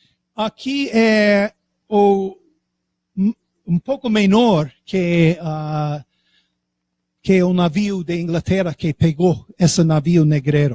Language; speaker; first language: Portuguese; non-native, fluent; English